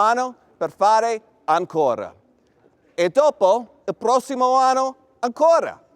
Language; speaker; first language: Italian; non-native, fluent; English